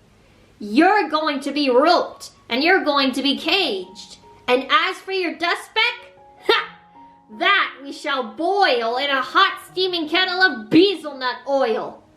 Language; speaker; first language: English; native; English